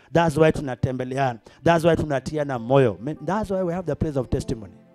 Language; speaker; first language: English; non-native, local second language; Swahili